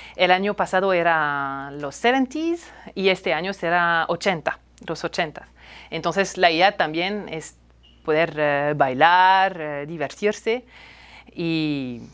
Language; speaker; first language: Spanish; non-native, fluent; French